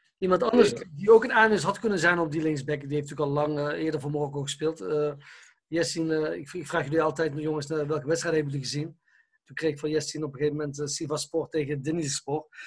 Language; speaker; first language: Dutch; early bilingual, other home language; Arabic